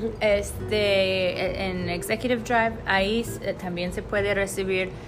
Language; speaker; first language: Spanish; non-native, fluent; English